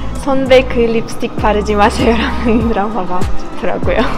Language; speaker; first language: Korean; non-native, fluent; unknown